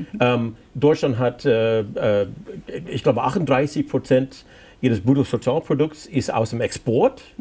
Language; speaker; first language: German; non-native, fluent; English